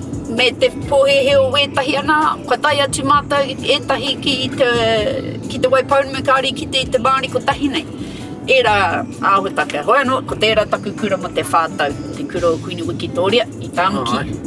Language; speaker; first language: Māori; non-native, local second language; English